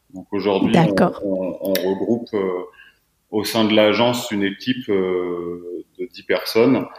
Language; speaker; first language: French; native; French